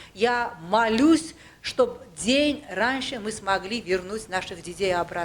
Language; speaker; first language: Russian; non-native, local second language; Armenian